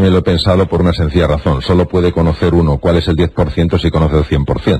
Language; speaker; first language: Spanish; native; Spanish